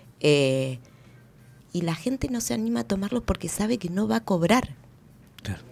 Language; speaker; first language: Spanish; native; Spanish